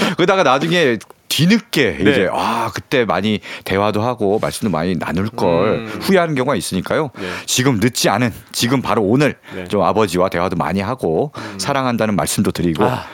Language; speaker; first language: Korean; native; Korean